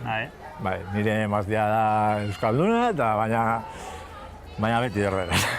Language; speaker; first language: Basque; non-native, local second language; Spanish